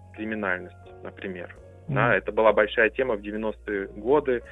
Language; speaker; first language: Russian; non-native, local second language; German